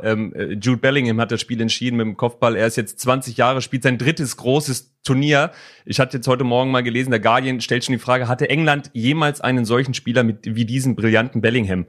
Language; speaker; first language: German; native; German